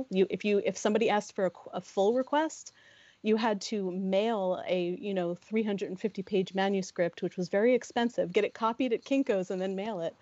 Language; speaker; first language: English; native; English